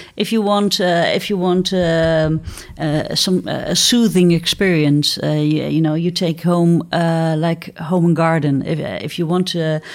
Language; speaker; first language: English; non-native, fluent; Dutch